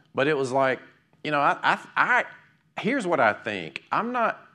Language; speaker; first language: English; native; English